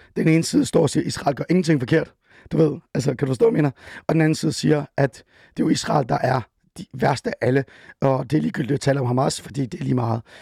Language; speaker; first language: Danish; early bilingual, other home language; Persian